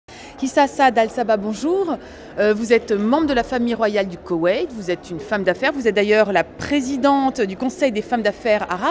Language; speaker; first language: French; native; French